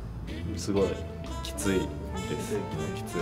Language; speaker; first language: Japanese; native; Japanese